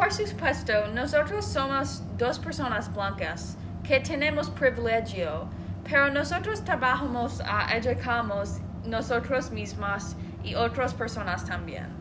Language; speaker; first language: Spanish; non-native, learner; English